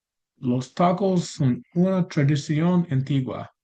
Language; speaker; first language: Spanish; non-native, learner; English